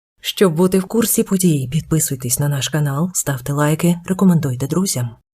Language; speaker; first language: Ukrainian; native; Ukrainian